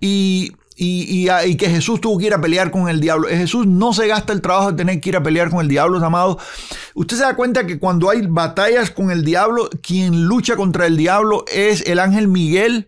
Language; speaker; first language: Spanish; native; Spanish